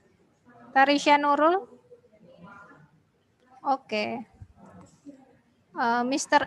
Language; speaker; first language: English; non-native, learner; Indonesian